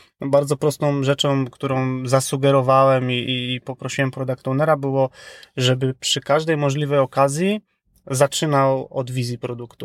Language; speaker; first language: Polish; native; Polish